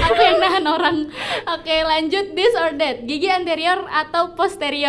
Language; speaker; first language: Indonesian; native; Indonesian